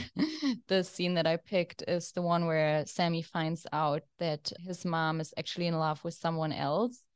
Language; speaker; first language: English; non-native, fluent; German